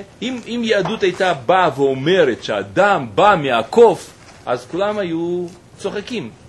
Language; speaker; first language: Hebrew; non-native, fluent; Russian